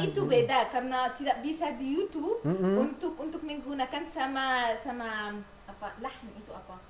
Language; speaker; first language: Indonesian; non-native, learner; Arabic